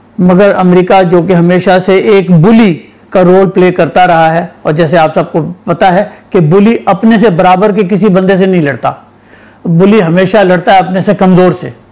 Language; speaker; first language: Urdu; native; Urdu